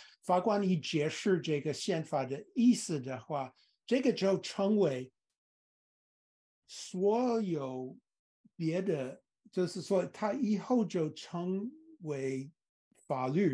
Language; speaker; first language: Chinese; non-native, fluent; English